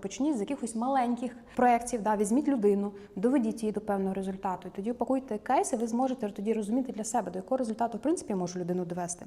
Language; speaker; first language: Ukrainian; native; Ukrainian